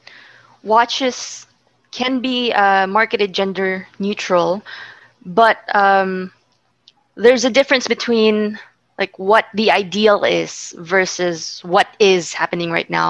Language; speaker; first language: English; non-native, local second language; Filipino